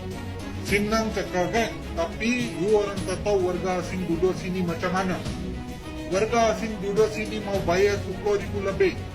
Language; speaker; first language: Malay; non-native, learner; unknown